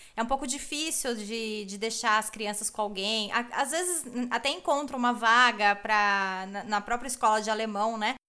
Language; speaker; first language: Portuguese; native; Portuguese